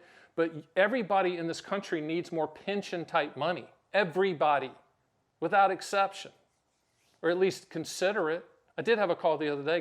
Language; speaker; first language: English; native; English